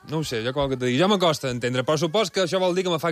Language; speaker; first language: Catalan; native; Catalan